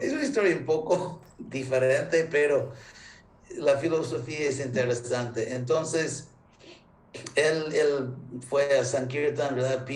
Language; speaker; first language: Spanish; non-native, fluent; English